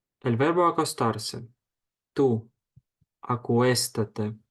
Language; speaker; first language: Spanish; non-native, fluent; Ukrainian